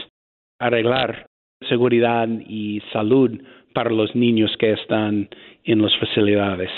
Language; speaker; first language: Spanish; non-native, fluent; English